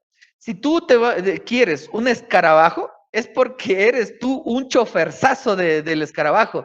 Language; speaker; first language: Spanish; native; Spanish